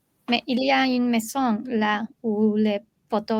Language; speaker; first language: French; non-native, learner; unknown